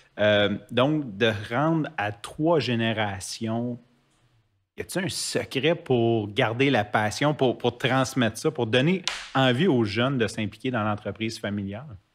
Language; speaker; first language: French; native; French